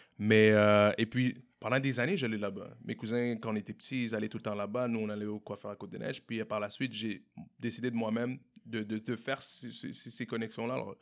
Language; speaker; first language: French; native; French